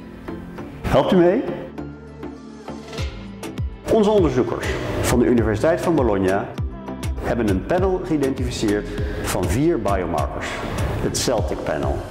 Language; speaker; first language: Dutch; native; Dutch